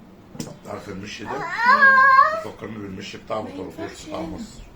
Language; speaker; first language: Arabic; native; Arabic